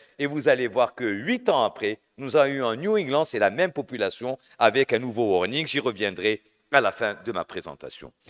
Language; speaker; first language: French; non-native, local second language; Arabic